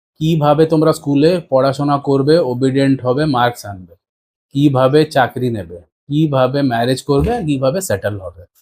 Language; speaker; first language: Bangla; early bilingual, heritage; Bangla